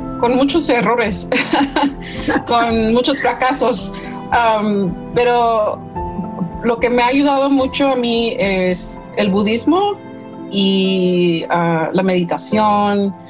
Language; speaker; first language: Spanish; early bilingual, heritage; English